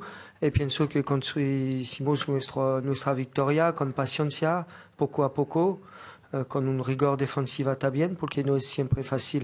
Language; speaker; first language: Spanish; non-native, fluent; French